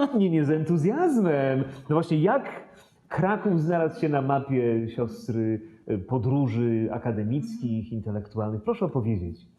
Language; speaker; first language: Polish; native; Polish